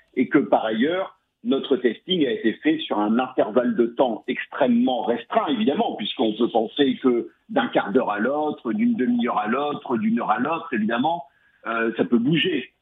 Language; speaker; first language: French; native; French